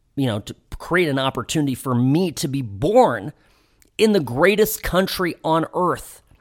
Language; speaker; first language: English; native; English